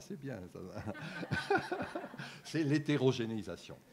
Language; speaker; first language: French; native; French